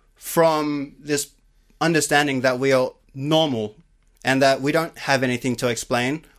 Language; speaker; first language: English; native; English